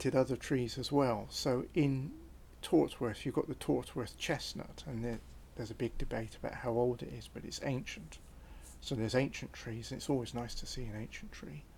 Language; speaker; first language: English; native; English